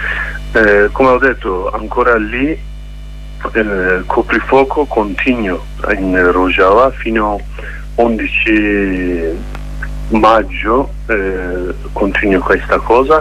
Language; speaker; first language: Italian; non-native, learner; Kurdish